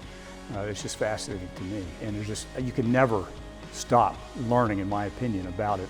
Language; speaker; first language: English; native; English